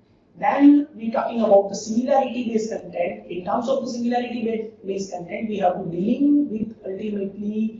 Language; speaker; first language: English; non-native, local second language; Gujarati